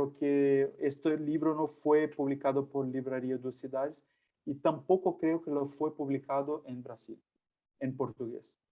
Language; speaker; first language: Spanish; non-native, fluent; Portuguese